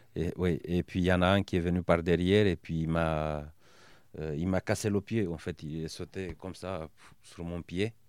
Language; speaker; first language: French; non-native, fluent; Romanian